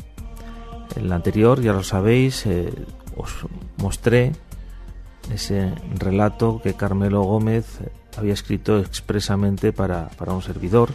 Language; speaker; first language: Spanish; native; Spanish